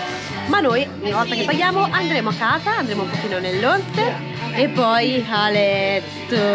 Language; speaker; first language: Italian; native; Italian